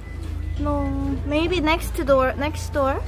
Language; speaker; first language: English; non-native, learner; Korean